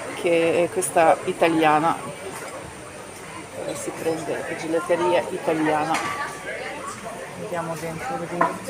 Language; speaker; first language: Italian; non-native, fluent; Ukrainian